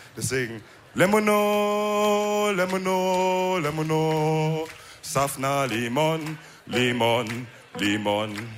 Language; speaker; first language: German; early bilingual, other home language; Wolof